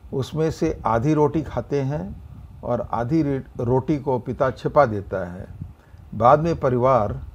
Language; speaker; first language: Hindi; native; Hindi